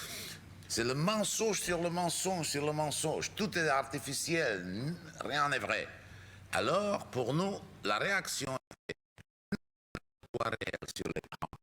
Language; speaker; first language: French; non-native, fluent; Czech